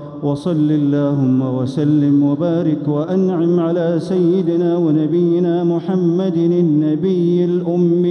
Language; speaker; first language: Arabic; native; Arabic